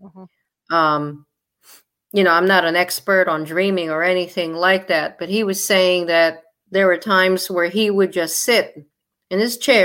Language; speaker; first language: English; non-native, local second language; Filipino